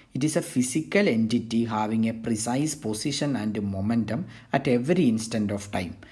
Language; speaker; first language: English; non-native, local second language; Malayalam